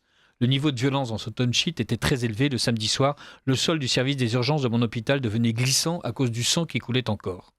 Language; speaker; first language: French; native; French